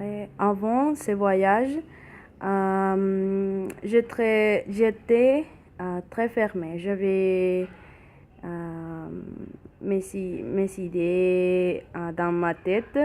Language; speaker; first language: French; non-native, learner; Spanish